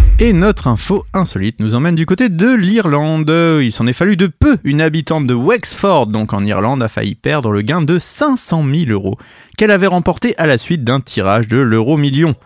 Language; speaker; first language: French; native; French